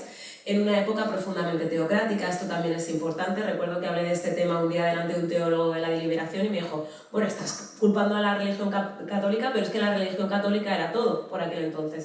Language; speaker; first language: Spanish; native; Spanish